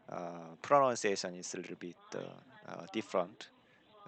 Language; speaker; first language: English; non-native, learner; Korean